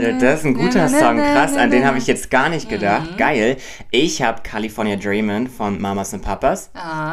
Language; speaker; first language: German; native; German